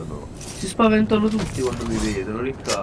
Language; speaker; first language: Italian; native; Italian